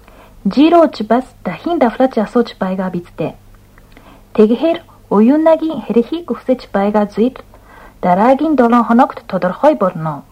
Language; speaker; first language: Mongolian; non-native, fluent; Japanese